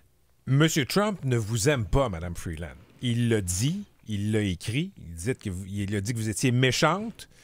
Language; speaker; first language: French; native; French